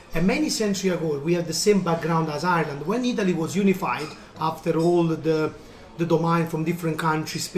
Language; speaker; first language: English; non-native, learner; Italian